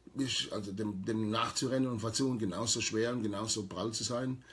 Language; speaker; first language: German; native; German